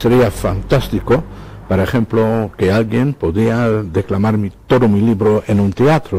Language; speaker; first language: Spanish; non-native, fluent; Dutch